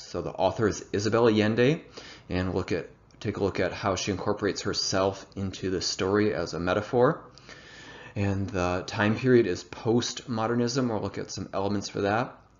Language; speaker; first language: English; native; English